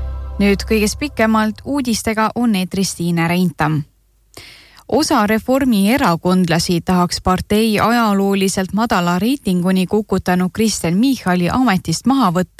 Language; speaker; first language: Estonian; native; Estonian